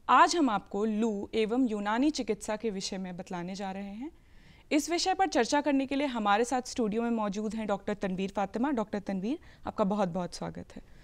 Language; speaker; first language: Hindi; native; Hindi